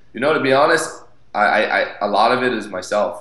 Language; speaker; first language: English; native; English